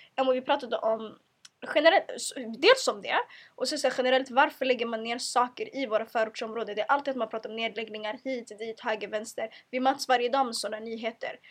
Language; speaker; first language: Swedish; early bilingual, other home language; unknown